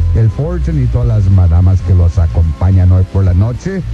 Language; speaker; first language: Spanish; early bilingual, heritage; Spanish